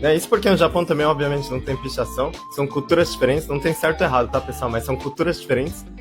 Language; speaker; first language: Portuguese; early bilingual, other home language; Japanese